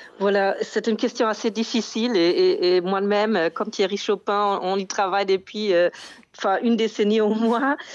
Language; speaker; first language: French; non-native, fluent; German